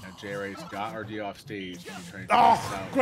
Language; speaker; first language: English; native; English